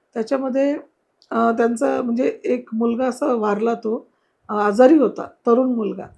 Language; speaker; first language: Marathi; non-native, local second language; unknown